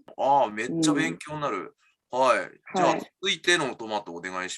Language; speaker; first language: Japanese; native; Japanese